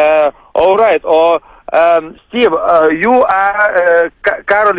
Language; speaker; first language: English; non-native, learner; Lithuanian